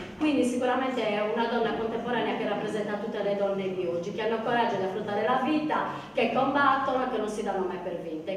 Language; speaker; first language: Italian; native; Italian